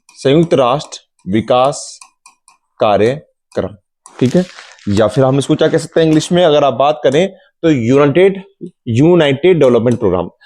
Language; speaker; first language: Hindi; native; Hindi